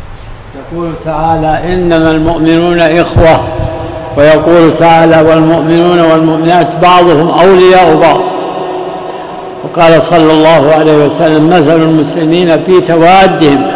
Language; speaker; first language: Arabic; native; Arabic